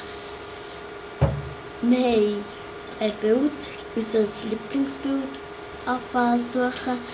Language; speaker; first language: German; early bilingual, other home language; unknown